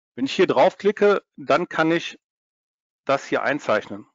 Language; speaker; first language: German; native; German